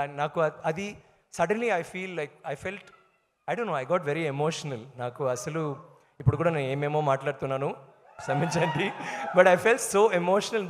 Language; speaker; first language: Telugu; non-native, learner; Tamil